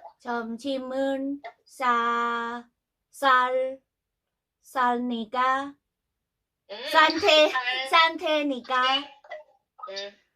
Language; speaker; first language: Korean; non-native, learner; Thai